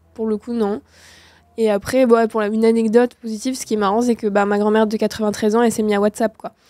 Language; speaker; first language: French; non-native, local second language; Malagasy